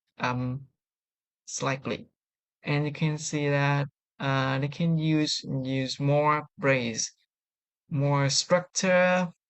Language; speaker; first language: English; non-native, learner; Vietnamese